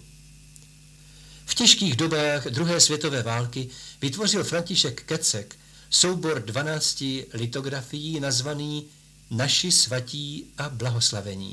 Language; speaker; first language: Czech; native; Czech